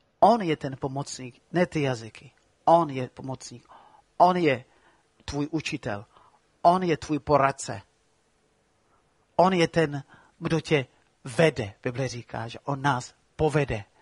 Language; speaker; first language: Czech; non-native, fluent; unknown